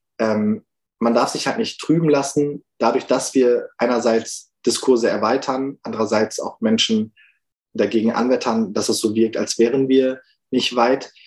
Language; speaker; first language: German; early bilingual, other home language; Turkish